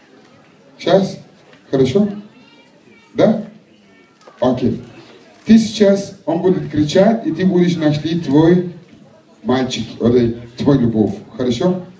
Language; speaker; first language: Russian; non-native, learner; Turkish